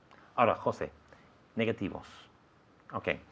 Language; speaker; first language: Spanish; non-native, fluent; English